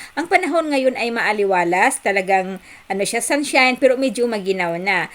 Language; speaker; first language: Filipino; native; Filipino